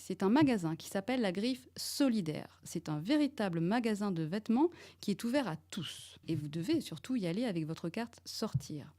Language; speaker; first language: French; non-native, learner; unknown